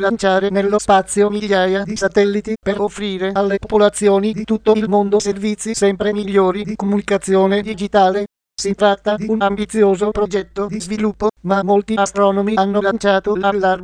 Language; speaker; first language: Italian; native; Italian